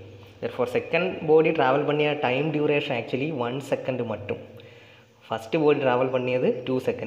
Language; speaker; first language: Tamil; non-native, local second language; Malayalam